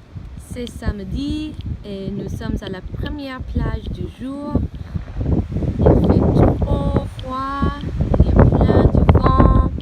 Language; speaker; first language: French; non-native, fluent; English